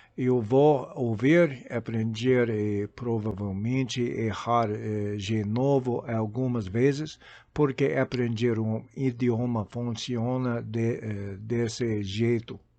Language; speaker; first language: Portuguese; non-native, fluent; English